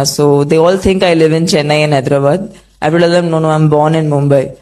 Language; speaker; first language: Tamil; non-native, fluent; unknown